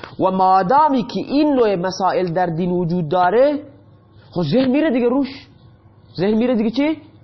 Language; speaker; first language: Persian; non-native, local second language; Baluchi